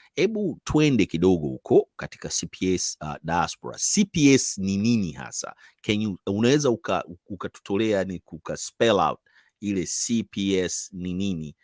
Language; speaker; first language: Swahili; native; Swahili